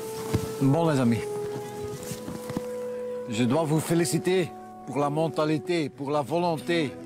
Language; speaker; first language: French; non-native, local second language; Dutch